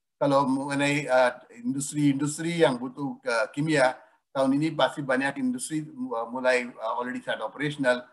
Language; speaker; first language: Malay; non-native, fluent; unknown